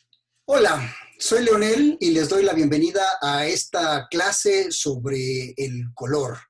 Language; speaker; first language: Spanish; native; Spanish